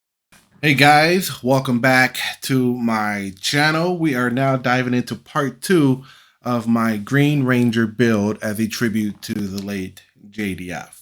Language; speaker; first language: English; native; English